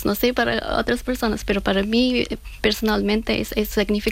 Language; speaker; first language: Spanish; non-native, learner; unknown